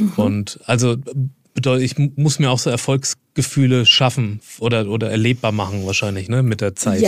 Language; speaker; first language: German; native; German